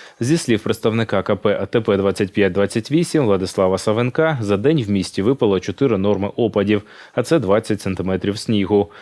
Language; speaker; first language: Ukrainian; native; Ukrainian